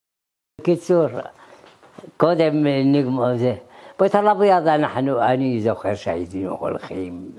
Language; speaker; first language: Hebrew; early bilingual, other home language; Arabic